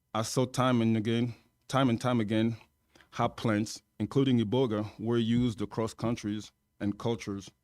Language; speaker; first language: English; non-native, fluent; French